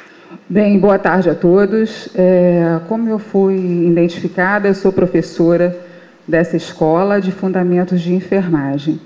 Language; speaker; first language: Portuguese; native; Portuguese